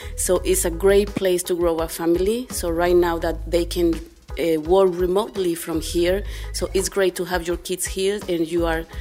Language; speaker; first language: English; non-native, fluent; Spanish